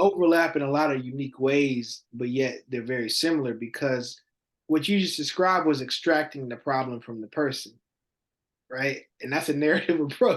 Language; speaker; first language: English; native; English